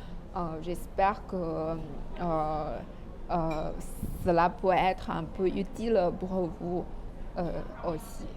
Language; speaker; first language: French; non-native, fluent; Chinese